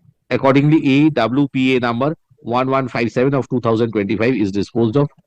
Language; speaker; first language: English; non-native, local second language; Bangla